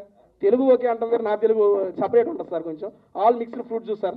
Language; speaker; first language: Telugu; native; Telugu